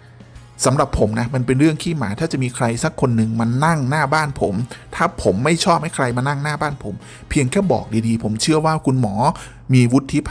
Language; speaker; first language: Thai; native; Thai